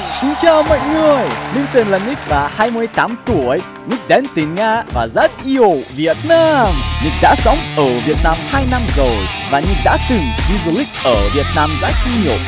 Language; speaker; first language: Vietnamese; non-native, learner; Russian